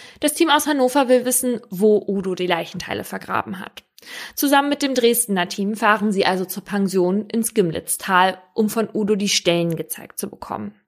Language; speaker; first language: German; native; German